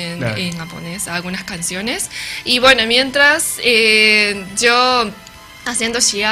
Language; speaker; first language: Spanish; non-native, learner; Japanese